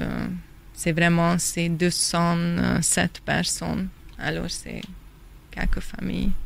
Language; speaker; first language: French; non-native, fluent; Hungarian